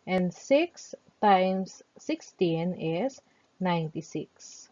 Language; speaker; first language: English; non-native, local second language; Filipino